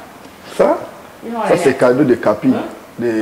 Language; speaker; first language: French; native; French